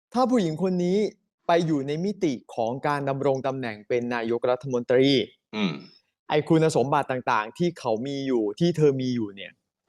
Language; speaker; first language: Thai; native; Thai